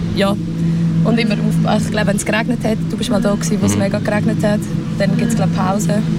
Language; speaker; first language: German; native; German